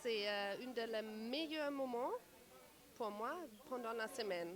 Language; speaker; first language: French; non-native, learner; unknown